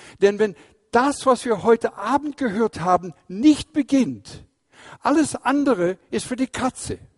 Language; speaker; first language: German; non-native, fluent; English